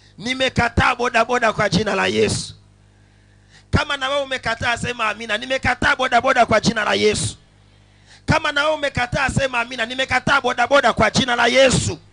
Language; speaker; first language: Swahili; non-native, local second language; Sukuma